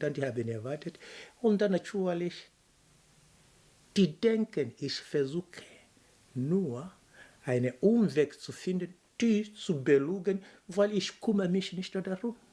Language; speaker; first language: German; non-native, fluent; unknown